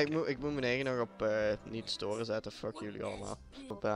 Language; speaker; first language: Dutch; native; Dutch